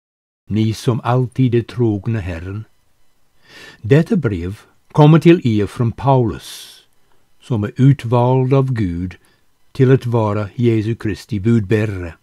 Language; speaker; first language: Swedish; non-native, fluent; English